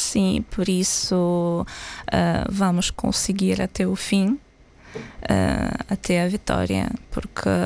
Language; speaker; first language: Portuguese; non-native, fluent; Ukrainian